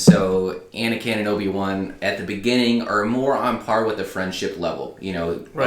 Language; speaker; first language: English; native; English